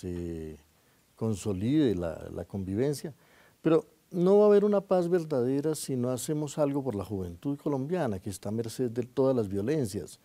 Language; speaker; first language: Spanish; native; Spanish